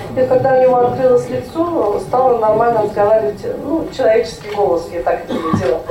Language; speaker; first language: Russian; non-native, local second language; Tatar